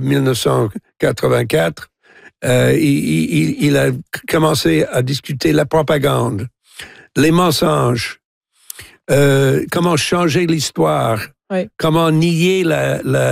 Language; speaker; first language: French; non-native, local second language; English